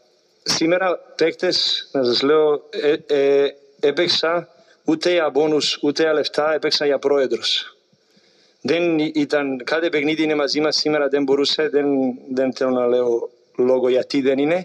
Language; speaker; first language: Greek; non-native, learner; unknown